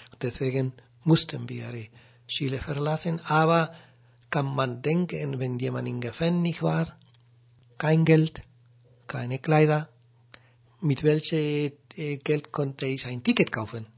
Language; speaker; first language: German; non-native, learner; Spanish